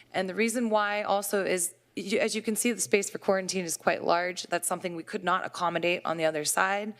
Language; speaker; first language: English; native; English